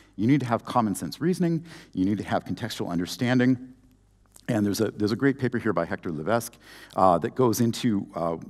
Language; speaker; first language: English; native; English